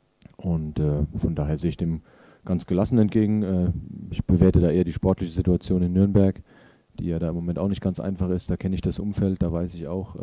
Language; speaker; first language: German; native; German